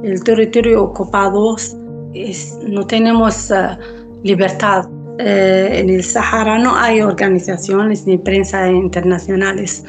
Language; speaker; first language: Spanish; non-native, learner; Arabic